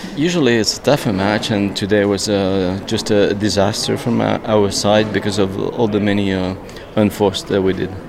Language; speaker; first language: English; non-native, fluent; French